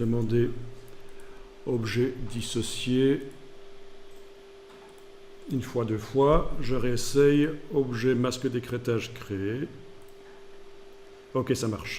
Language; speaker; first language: French; native; French